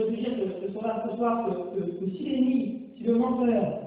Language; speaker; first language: French; native; French